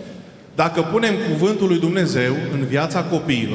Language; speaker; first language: Romanian; non-native, fluent; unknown